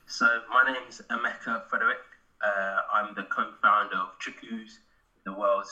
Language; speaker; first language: English; native; English